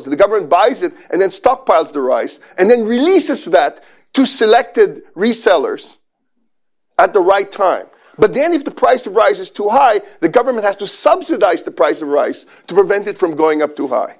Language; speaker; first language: English; non-native, local second language; Filipino